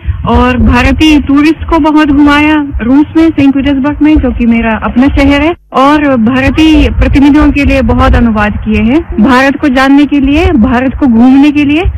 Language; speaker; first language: Hindi; non-native, fluent; Russian